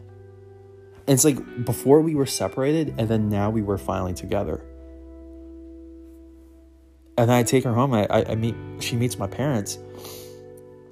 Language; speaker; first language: English; native; English